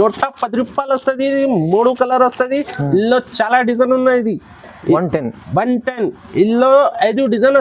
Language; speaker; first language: Telugu; non-native, local second language; Urdu